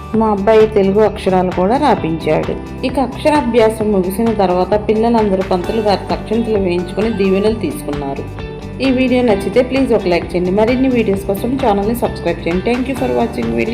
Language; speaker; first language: Telugu; native; Telugu